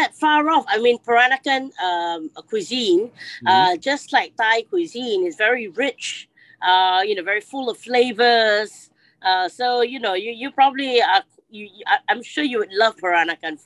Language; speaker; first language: English; native; English